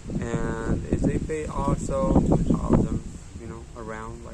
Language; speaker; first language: English; non-native, learner; Arabic